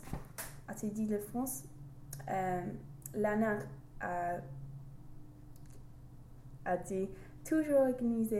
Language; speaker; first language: French; non-native, learner; English